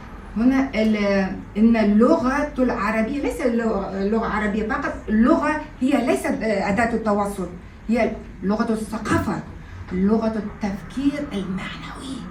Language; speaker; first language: Arabic; non-native, fluent; Kazakh